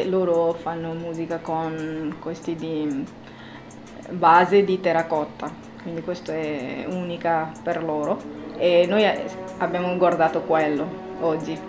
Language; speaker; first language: Italian; non-native, learner; Bangla